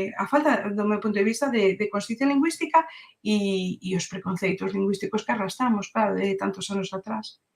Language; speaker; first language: Galician; non-native, local second language; Spanish